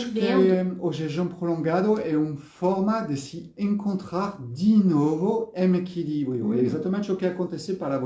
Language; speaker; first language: Portuguese; non-native, fluent; French